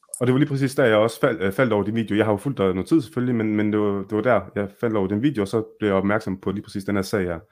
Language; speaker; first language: Danish; early bilingual, other home language; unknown